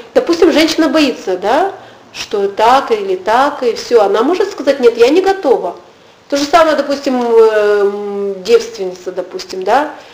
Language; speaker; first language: Russian; native; Russian